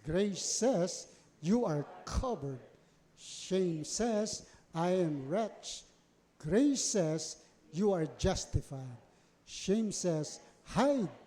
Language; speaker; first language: English; non-native, local second language; Filipino